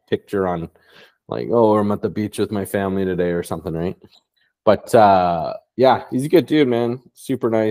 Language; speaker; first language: English; native; English